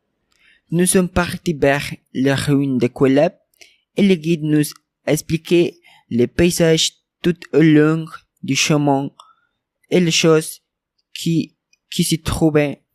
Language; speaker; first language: French; non-native, learner; Spanish